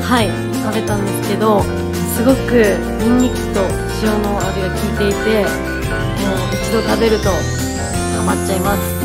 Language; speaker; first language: Japanese; non-native, fluent; Filipino